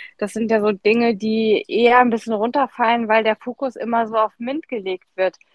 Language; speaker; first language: German; native; German